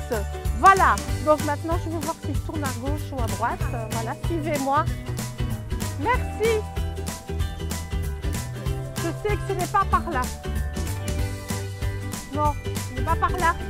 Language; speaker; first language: French; native; French